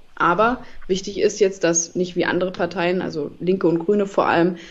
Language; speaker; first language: German; native; German